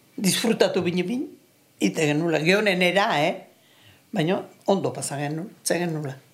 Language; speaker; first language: Basque; native; Basque